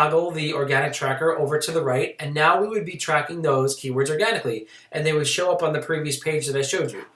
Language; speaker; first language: English; native; English